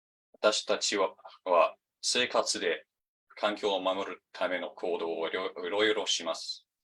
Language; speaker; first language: Japanese; non-native, fluent; English